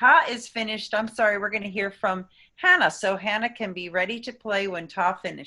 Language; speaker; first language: English; native; English